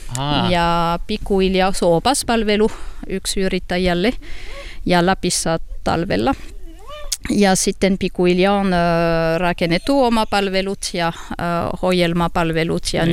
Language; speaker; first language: Finnish; non-native, learner; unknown